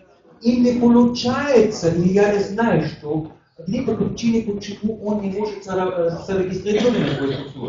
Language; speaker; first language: Russian; non-native, learner; German